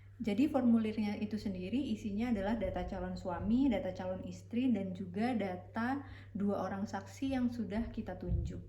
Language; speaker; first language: Indonesian; native; Indonesian